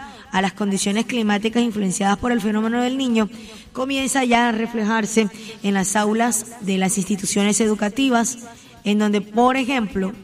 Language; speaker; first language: Spanish; native; Spanish